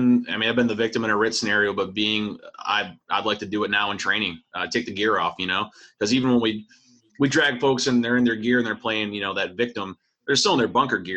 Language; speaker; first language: English; native; English